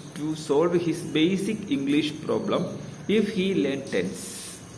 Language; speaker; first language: English; non-native, local second language; Malayalam